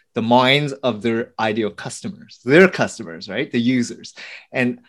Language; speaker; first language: English; early bilingual, other home language; Vietnamese